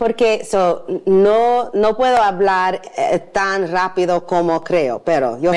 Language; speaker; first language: Spanish; non-native, learner; English